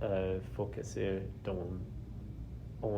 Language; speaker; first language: French; non-native, learner; English